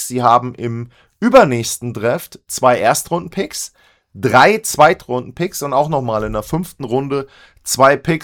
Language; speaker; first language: German; native; German